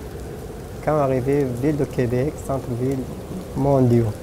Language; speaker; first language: French; non-native, learner; Kurdish